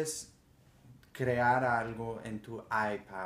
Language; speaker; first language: Spanish; early bilingual, heritage; Spanish